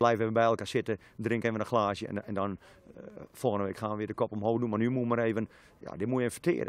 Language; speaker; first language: Dutch; native; Dutch